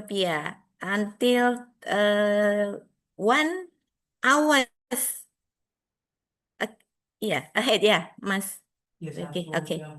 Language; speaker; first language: English; non-native, fluent; Indonesian